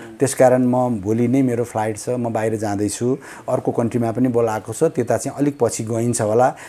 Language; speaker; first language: Nepali; native; Nepali